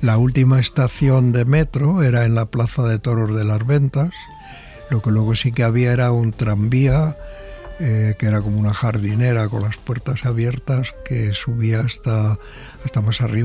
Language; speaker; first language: Spanish; native; Spanish